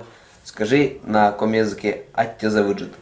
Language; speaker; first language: Russian; native; Russian